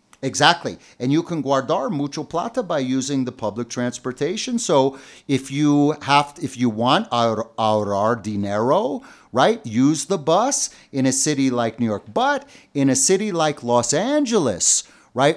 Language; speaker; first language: English; native; English